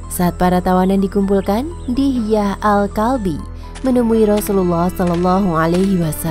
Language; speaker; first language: Indonesian; native; Indonesian